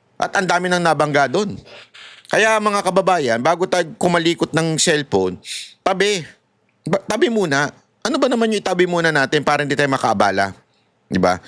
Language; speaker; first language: Filipino; native; Filipino